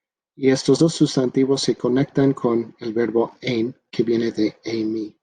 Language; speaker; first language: Spanish; non-native, fluent; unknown